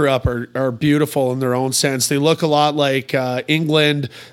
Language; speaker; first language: English; native; English